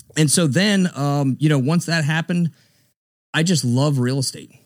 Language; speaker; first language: English; native; English